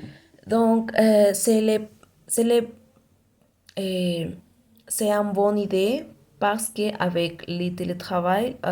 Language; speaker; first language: French; non-native, learner; Spanish